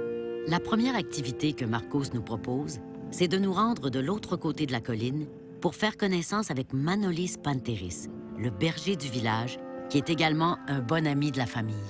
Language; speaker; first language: French; native; French